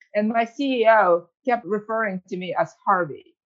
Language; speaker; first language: English; early bilingual, other home language; Ukrainian